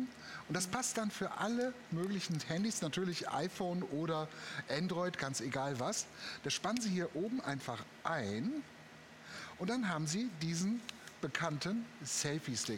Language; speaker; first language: German; native; German